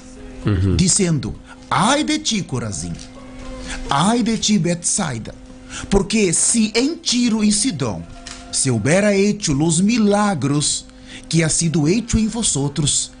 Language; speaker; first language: Spanish; non-native, learner; Portuguese